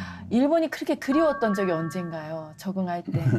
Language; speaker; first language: Korean; native; Korean